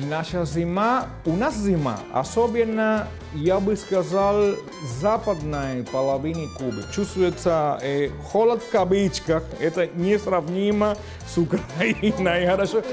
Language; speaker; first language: Russian; non-native, fluent; Spanish